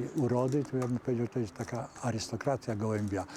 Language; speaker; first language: Polish; native; Polish